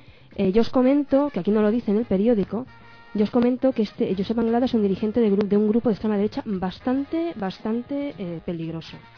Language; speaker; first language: Spanish; native; Spanish